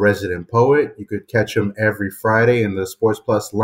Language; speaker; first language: English; native; English